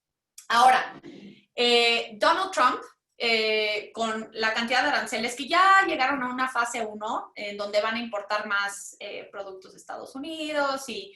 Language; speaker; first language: Spanish; native; Spanish